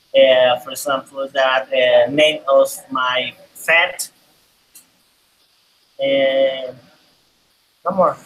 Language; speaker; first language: English; non-native, learner; Spanish